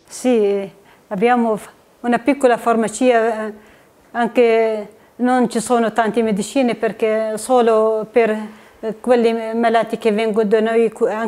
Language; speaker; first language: Italian; non-native, fluent; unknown